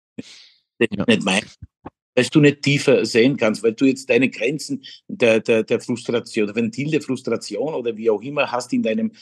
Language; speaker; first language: German; non-native, fluent; Polish